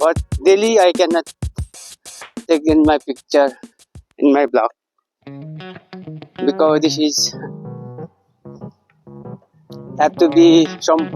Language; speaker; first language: English; non-native, learner; Nepali